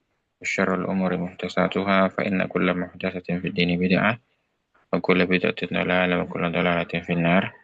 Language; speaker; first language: Arabic; non-native, fluent; Indonesian